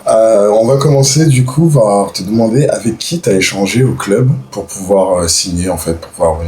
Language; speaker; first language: French; native; French